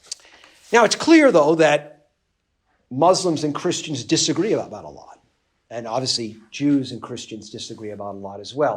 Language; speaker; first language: English; native; English